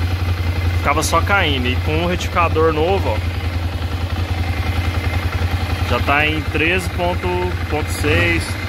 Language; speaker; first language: Portuguese; native; Portuguese